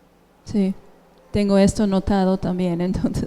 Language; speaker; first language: Spanish; non-native, fluent; English